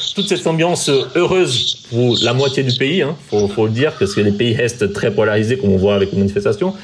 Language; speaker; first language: French; non-native, fluent; Portuguese